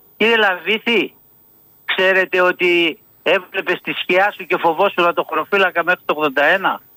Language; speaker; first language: Greek; native; Greek